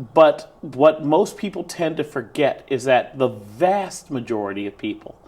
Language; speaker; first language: English; native; English